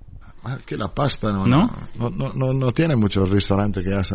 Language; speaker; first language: Spanish; non-native, fluent; Italian